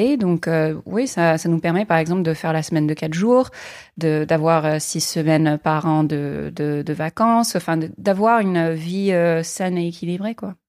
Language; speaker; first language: French; non-native, fluent; English